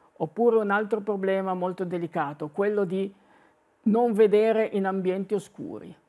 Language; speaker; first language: Italian; native; Italian